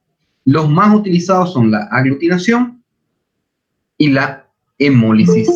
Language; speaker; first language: Spanish; native; Spanish